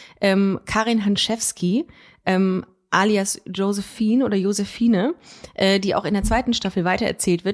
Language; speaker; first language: German; native; German